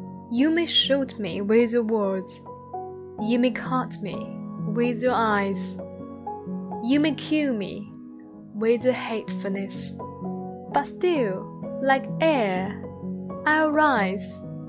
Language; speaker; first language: English; non-native, fluent; Chinese